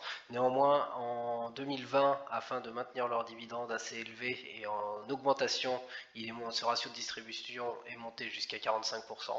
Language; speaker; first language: French; native; French